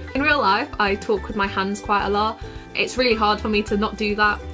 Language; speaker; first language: English; native; English